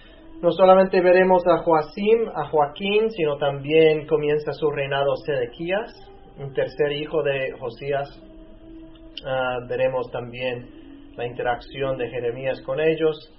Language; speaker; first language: Spanish; native; Spanish